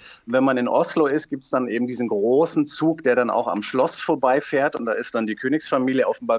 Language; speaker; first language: German; native; German